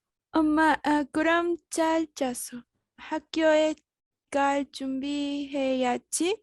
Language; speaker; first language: Korean; non-native, learner; Spanish